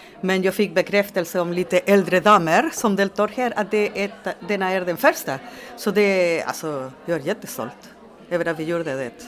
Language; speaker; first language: Swedish; non-native, fluent; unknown